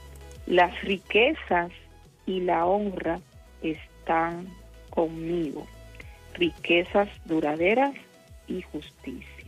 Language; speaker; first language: Spanish; native; Spanish